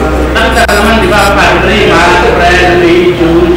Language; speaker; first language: Filipino; non-native, learner; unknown